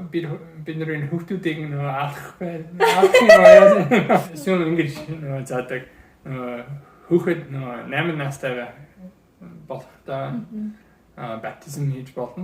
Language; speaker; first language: Mongolian; early bilingual, heritage; English